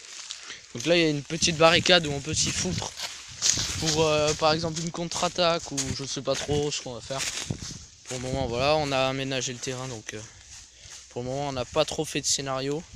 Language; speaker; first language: French; native; French